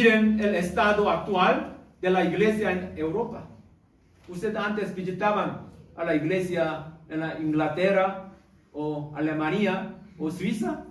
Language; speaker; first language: Spanish; non-native, learner; Korean